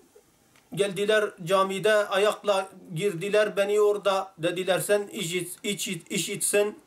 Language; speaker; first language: Turkish; non-native, local second language; Arabic